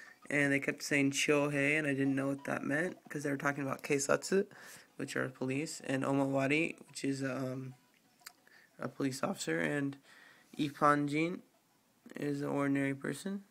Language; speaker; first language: English; native; English